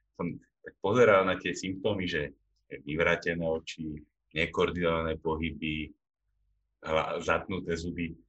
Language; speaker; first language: Slovak; native; Slovak